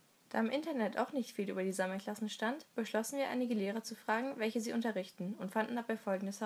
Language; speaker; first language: German; native; German